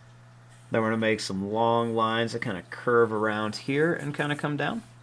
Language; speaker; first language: English; native; English